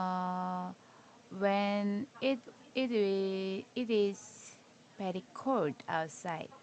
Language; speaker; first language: English; non-native, learner; Korean